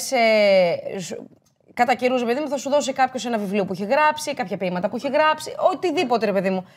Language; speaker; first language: Greek; native; Greek